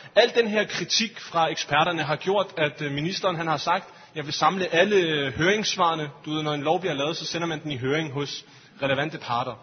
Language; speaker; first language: Danish; early bilingual, other home language; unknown